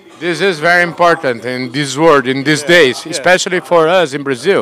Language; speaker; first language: English; non-native, learner; Portuguese